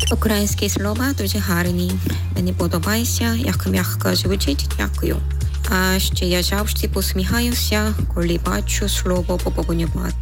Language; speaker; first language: Ukrainian; non-native, learner; Korean